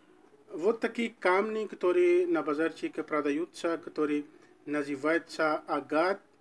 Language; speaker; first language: Russian; non-native, learner; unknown